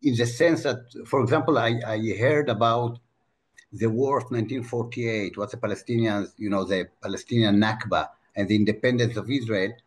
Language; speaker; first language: English; non-native, fluent; Hebrew